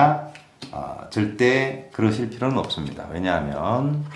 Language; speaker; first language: Korean; native; Korean